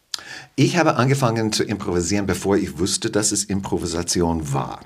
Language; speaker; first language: German; non-native, fluent; English